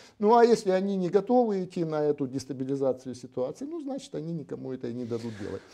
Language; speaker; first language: Russian; native; Russian